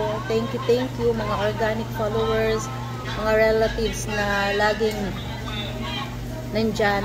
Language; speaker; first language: Filipino; native; Filipino